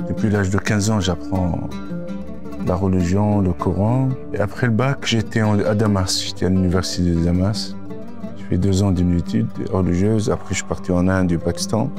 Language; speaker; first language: French; non-native, local second language; Arabic